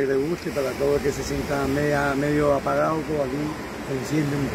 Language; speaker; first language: Spanish; native; Spanish